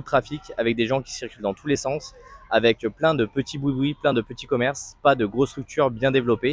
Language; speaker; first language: French; native; French